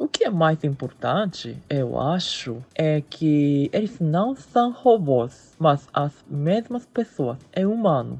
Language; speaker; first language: Portuguese; early bilingual, heritage; Japanese